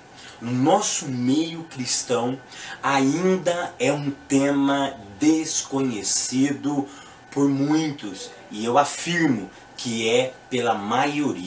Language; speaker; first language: Portuguese; native; Portuguese